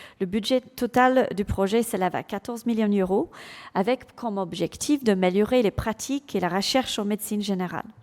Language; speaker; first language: French; non-native, fluent; English